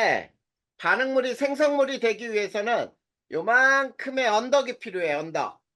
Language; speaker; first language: Korean; native; Korean